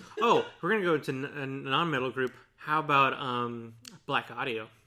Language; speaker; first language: English; early bilingual, other home language; Spanish